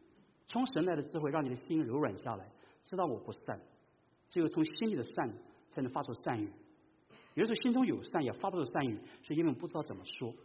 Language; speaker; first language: Chinese; native; Chinese